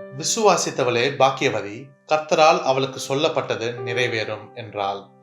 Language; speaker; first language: Tamil; early bilingual, heritage; Tamil